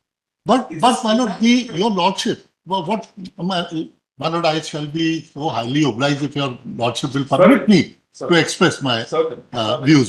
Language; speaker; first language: English; non-native, local second language; Hindi